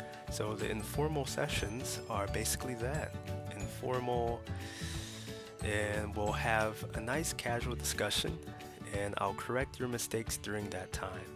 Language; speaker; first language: English; native; English